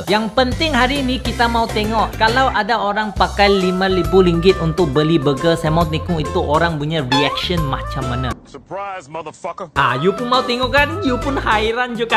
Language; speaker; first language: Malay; non-native, local second language; Chinese